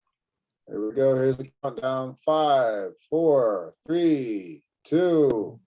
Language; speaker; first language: English; native; English